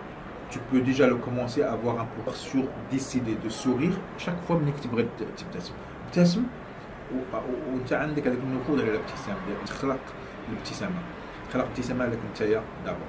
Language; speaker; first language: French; non-native, local second language; Arabic